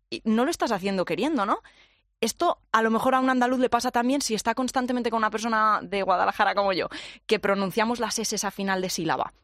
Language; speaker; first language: Spanish; native; Spanish